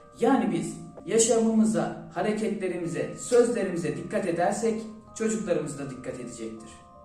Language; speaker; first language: Turkish; native; Turkish